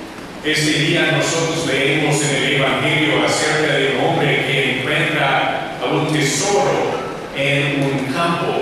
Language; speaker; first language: Spanish; non-native, learner; English